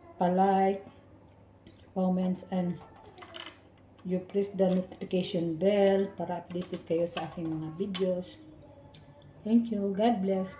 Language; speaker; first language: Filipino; non-native, local second language; Cebuano